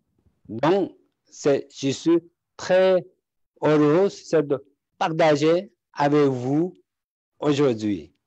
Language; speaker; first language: French; non-native, learner; Tibetan